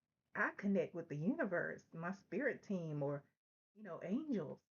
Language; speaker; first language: English; native; English